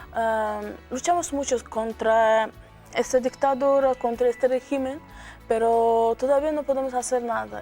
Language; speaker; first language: Spanish; non-native, learner; Azerbaijani